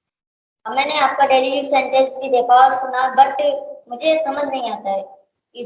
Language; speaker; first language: Hindi; native; Hindi